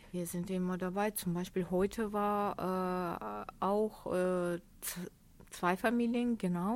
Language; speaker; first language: German; non-native, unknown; Azerbaijani